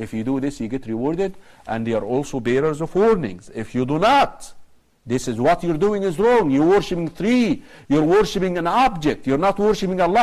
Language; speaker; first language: English; non-native, fluent; Arabic